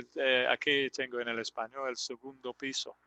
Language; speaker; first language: Spanish; non-native, learner; English